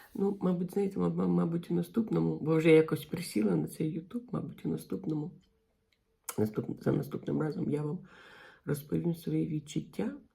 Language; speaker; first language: Ukrainian; non-native, local second language; Russian